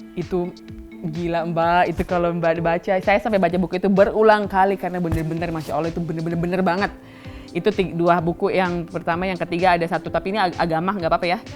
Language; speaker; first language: Indonesian; native; Indonesian